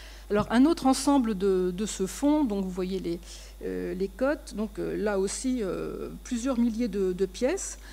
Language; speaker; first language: French; native; French